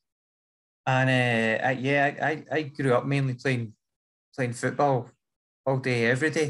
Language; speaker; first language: English; native; English